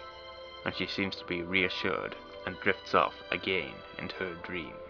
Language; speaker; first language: English; native; English